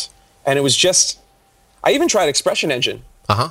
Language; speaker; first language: English; native; English